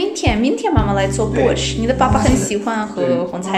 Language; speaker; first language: Chinese; non-native, fluent; Russian